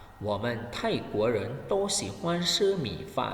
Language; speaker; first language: Chinese; non-native, fluent; Thai